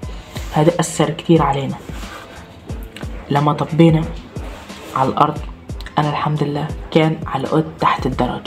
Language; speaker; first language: Arabic; native; Arabic